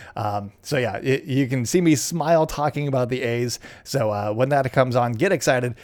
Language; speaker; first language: English; native; English